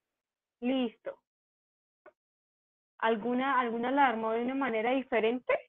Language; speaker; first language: Spanish; native; Spanish